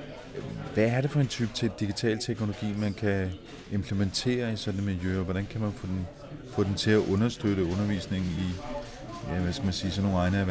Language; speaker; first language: Danish; native; Danish